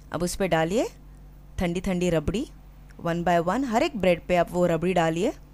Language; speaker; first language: Hindi; non-native, local second language; Marathi